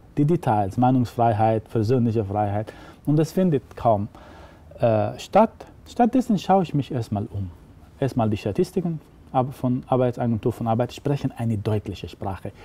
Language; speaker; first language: German; non-native, fluent; Arabic